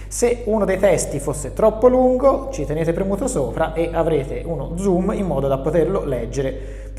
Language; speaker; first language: Italian; native; Italian